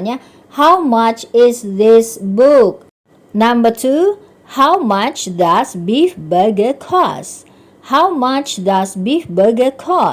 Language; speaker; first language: English; non-native, fluent; Indonesian